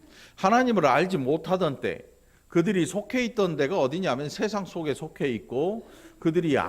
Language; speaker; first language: Korean; native; Korean